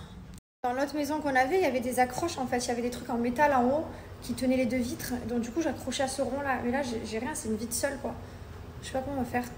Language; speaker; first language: French; native; French